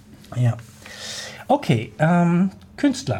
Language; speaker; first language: German; native; German